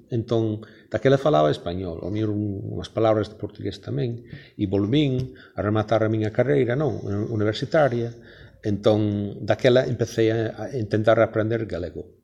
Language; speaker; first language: Galician; non-native, fluent; English